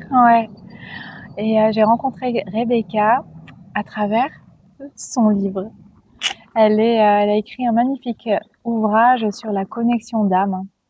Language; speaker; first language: French; native; French